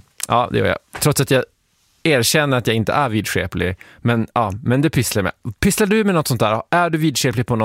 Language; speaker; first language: Swedish; native; Swedish